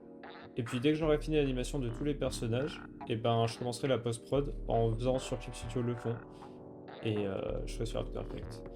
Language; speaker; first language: French; native; French